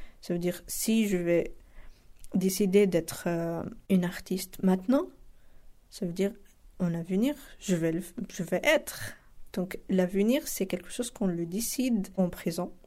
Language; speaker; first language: French; non-native, local second language; Arabic